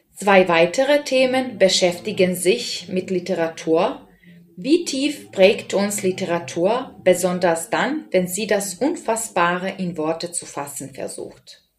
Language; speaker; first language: German; non-native, fluent; Serbian